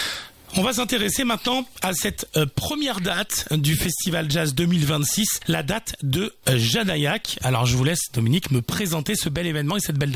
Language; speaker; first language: French; native; French